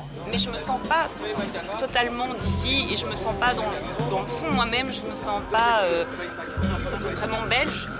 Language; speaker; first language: French; early bilingual, other home language; Portuguese